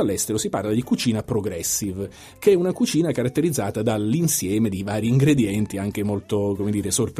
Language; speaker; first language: Italian; native; Italian